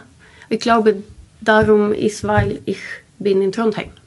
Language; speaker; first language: German; non-native, learner; Swedish